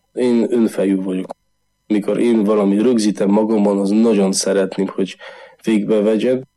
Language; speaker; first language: Hungarian; non-native, learner; Polish